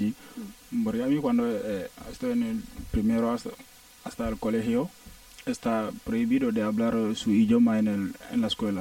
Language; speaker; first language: Spanish; non-native, learner; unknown